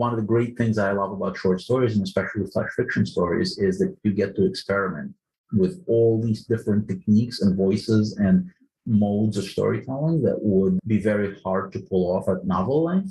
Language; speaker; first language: English; non-native, fluent; Ukrainian